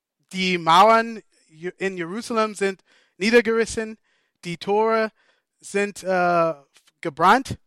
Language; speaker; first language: German; non-native, fluent; English